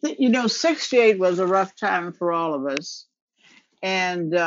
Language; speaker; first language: English; native; English